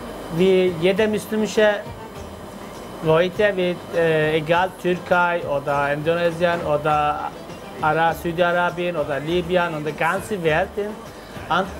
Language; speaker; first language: German; non-native, learner; Turkish